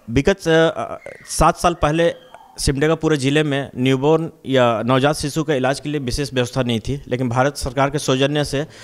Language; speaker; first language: Hindi; native; Hindi